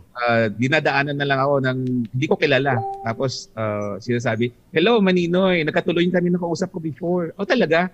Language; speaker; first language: Filipino; non-native, local second language; Hiligaynon